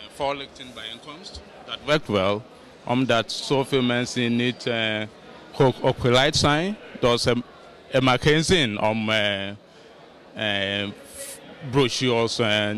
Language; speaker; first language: Dutch; non-native, fluent; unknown